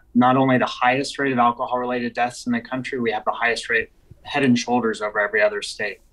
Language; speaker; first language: English; native; English